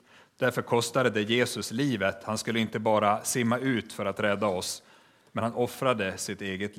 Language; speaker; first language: Swedish; native; Swedish